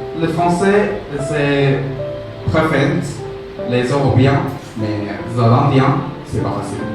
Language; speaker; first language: French; non-native, learner; Tamil